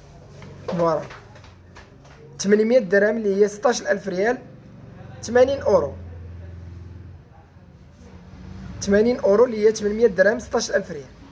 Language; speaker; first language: Arabic; native; Arabic